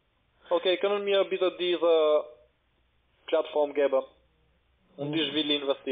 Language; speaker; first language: German; non-native, learner; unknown